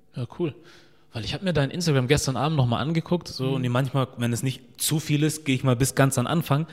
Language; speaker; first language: German; early bilingual, other home language; Portuguese